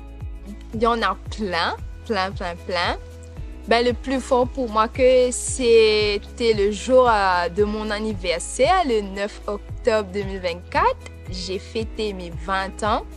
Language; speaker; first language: French; non-native, local second language; Morisyen